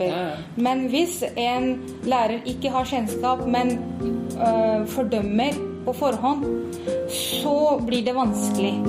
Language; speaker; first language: Norwegian; non-native, fluent; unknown